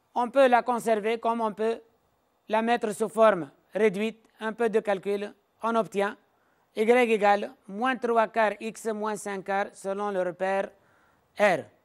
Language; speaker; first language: French; non-native, local second language; Arabic